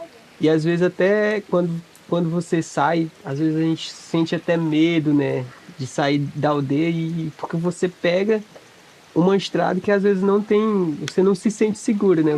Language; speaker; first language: Portuguese; non-native, local second language; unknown